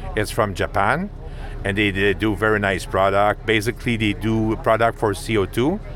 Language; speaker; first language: English; non-native, fluent; French